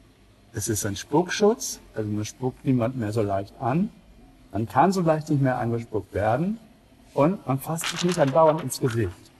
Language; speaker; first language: German; native; German